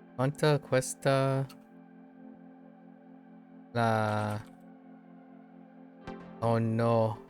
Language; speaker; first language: Spanish; non-native, learner; English